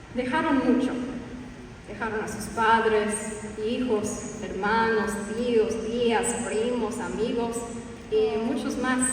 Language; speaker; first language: Spanish; early bilingual, heritage; Spanish